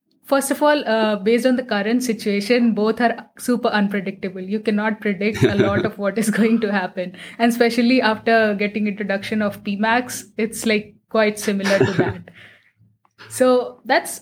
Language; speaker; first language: English; non-native, local second language; Hindi